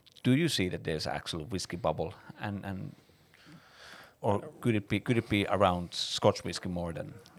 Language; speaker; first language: English; non-native, fluent; Finnish